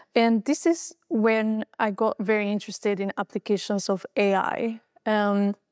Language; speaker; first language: English; non-native, fluent; Albanian